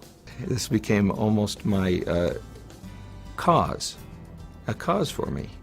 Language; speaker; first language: English; native; English